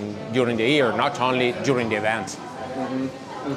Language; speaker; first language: English; non-native, fluent; Italian